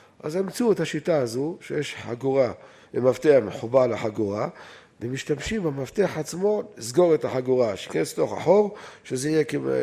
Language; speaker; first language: Hebrew; native; Hebrew